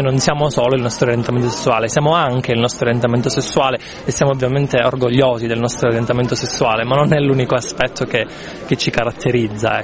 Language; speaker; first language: Italian; native; Italian